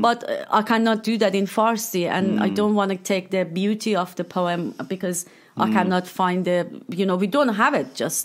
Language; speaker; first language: English; non-native, fluent; Persian